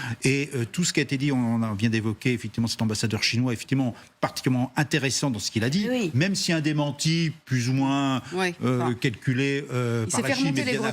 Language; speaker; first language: French; native; French